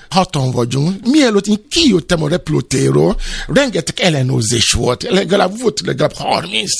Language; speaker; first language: Hungarian; non-native, fluent; Yoruba